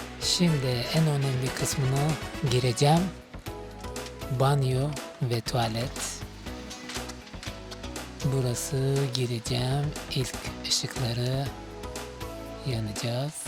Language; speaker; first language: Turkish; non-native, fluent; Arabic